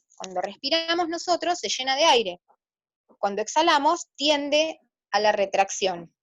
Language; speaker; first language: Spanish; native; Spanish